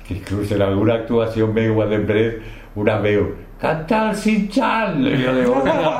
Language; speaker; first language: Catalan; non-native, local second language; Spanish